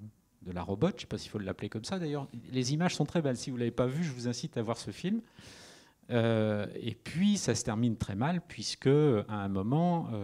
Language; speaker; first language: French; native; French